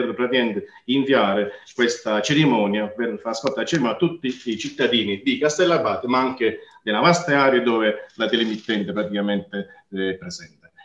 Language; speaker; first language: Italian; native; Italian